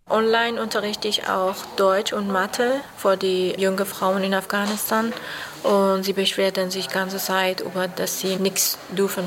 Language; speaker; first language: German; non-native, learner; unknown